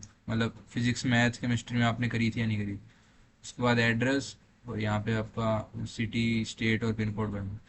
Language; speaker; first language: Hindi; native; Hindi